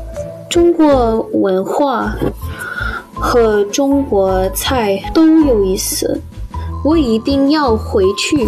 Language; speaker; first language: Chinese; non-native, learner; English